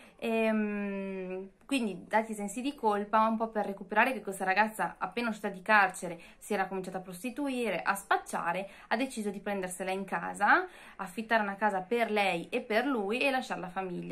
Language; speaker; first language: Italian; native; Italian